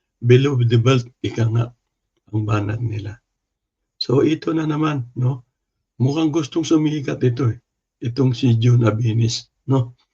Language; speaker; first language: Filipino; non-native, local second language; Cebuano